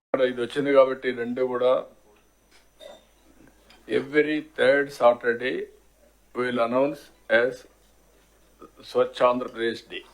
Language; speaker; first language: Telugu; native; Telugu